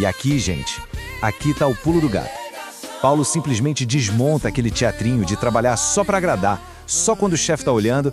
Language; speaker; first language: Portuguese; native; Portuguese